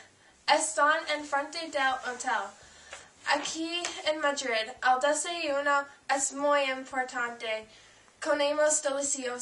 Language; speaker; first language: Spanish; non-native, learner; English